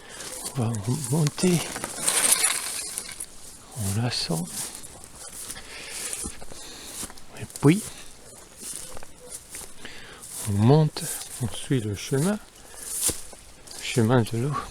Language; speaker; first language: French; non-native, fluent; Spanish